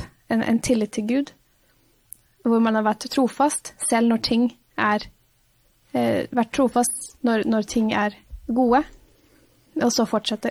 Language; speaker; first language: Norwegian; native; Norwegian